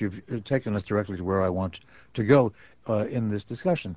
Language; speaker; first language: English; native; English